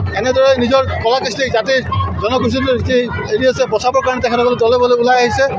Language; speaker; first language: Assamese; native; Assamese